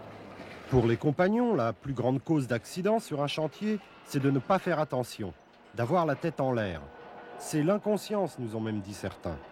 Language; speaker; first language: French; native; French